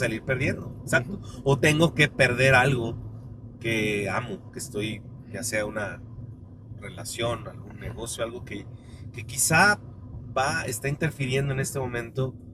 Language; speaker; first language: Spanish; native; Spanish